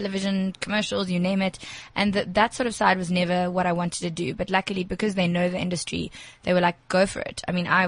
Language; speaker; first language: English; native; English